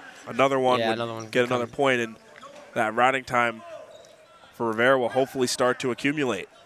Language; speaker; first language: English; native; English